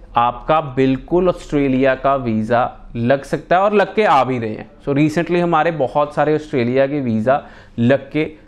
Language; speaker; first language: Hindi; non-native, local second language; Punjabi